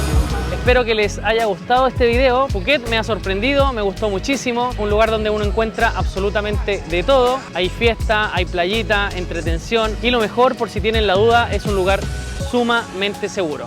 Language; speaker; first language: Spanish; native; Spanish